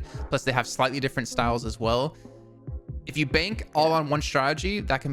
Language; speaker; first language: English; native; English